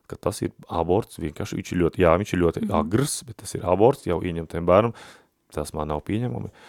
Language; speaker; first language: Latvian; native; Latvian